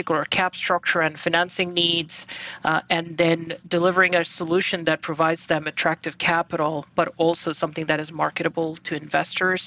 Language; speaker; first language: English; non-native, local second language; Bangla